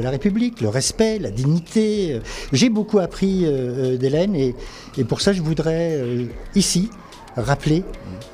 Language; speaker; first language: French; non-native, local second language; Catalan